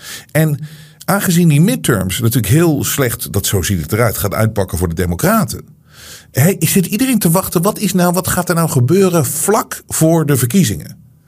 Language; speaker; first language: Dutch; native; Dutch